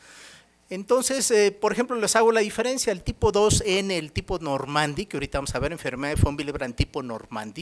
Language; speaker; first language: Spanish; native; Spanish